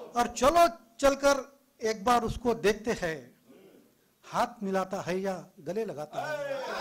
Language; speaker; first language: Hindi; non-native, local second language; Marathi